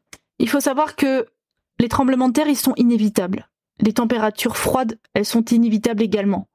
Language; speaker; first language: French; native; French